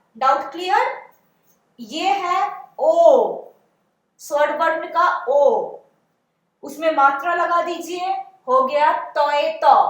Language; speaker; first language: Hindi; non-native, local second language; Bangla